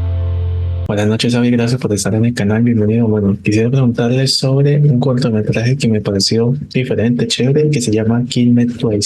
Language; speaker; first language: Spanish; native; Spanish